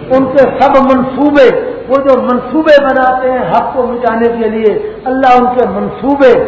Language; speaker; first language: Urdu; non-native, local second language; Pashto